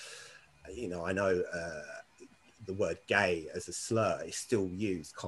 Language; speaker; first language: English; native; English